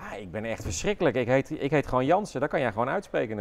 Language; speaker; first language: Dutch; native; Dutch